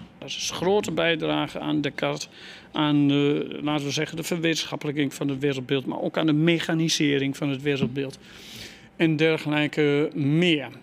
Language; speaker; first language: Dutch; native; Dutch